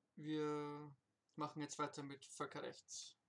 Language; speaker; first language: German; native; German